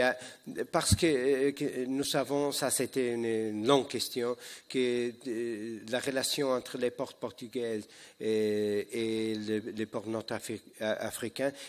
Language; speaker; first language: French; non-native, fluent; Portuguese